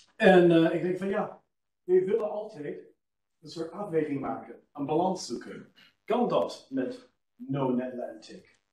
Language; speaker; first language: Dutch; non-native, fluent; English